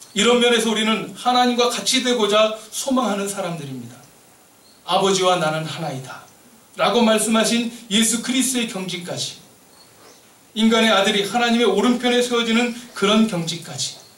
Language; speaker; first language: Korean; native; Korean